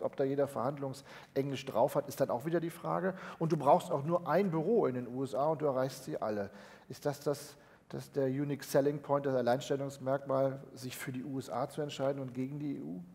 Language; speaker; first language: German; native; German